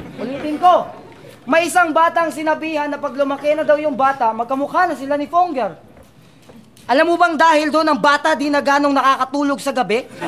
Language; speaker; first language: Filipino; non-native, local second language; Cebuano